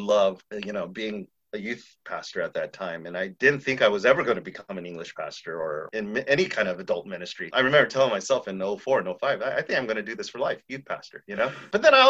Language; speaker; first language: English; native; English